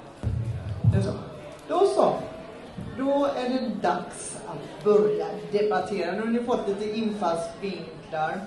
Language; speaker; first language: Swedish; native; Swedish